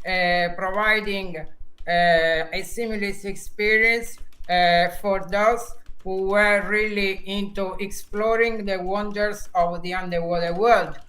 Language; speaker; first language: English; non-native, fluent; Italian